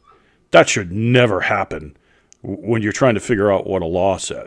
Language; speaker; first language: English; native; English